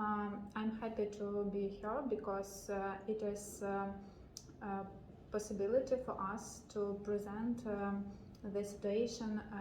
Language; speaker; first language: English; non-native, learner; Ukrainian